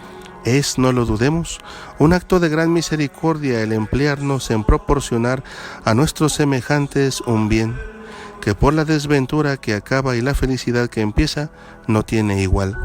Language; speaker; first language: Spanish; native; Spanish